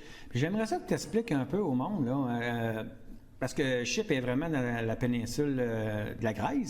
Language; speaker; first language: French; native; French